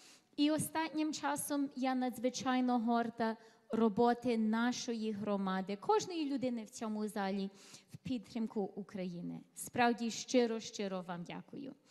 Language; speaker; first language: Ukrainian; early bilingual, heritage; Ukrainian